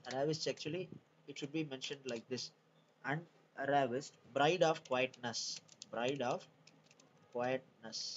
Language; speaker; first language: English; non-native, local second language; Tamil